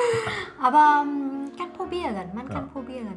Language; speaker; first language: German; non-native, learner; Vietnamese